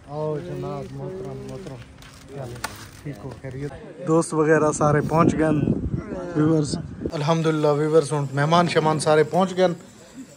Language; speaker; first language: Urdu; non-native, local second language; Punjabi